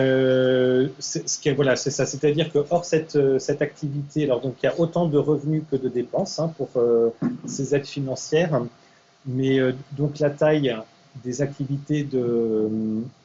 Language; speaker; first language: French; native; French